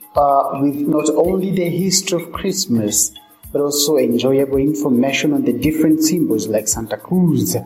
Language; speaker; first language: English; non-native, local second language; Swahili